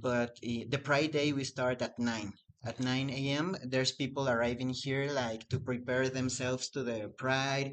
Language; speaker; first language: English; non-native, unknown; Spanish